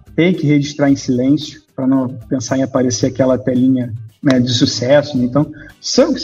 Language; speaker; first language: Portuguese; native; Portuguese